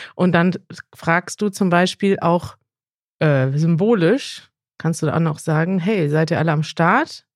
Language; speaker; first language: German; native; German